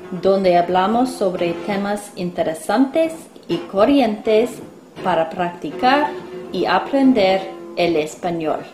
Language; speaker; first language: Spanish; non-native, learner; English